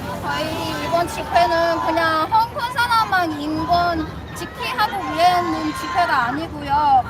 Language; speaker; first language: Korean; non-native, learner; Cantonese